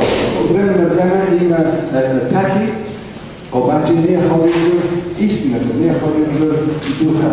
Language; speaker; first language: Bulgarian; non-native, learner; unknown